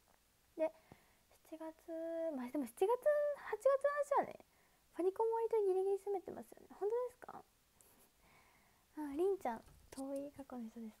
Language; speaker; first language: Japanese; native; Japanese